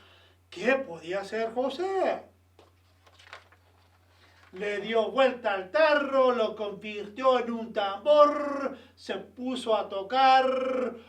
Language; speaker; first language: Spanish; early bilingual, other home language; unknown